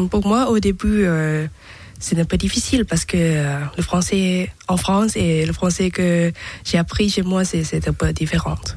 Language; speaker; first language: French; non-native, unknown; Thai